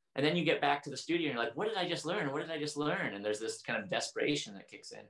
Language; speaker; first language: English; native; English